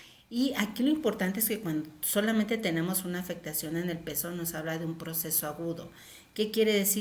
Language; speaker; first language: Spanish; native; Spanish